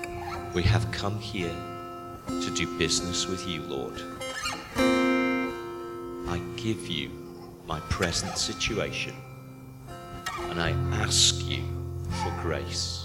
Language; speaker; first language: English; native; English